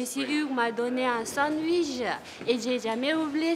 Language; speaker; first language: French; non-native, learner; Tibetan